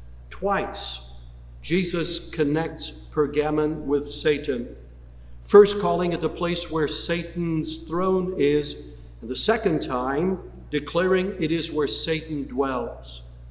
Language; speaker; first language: English; native; English